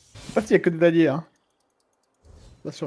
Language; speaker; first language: French; native; French